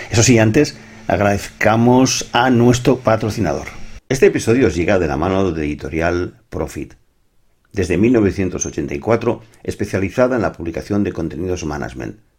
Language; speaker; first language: Spanish; non-native, local second language; Catalan